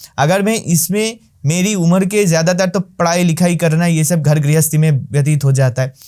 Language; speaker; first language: Hindi; non-native, local second language; Bangla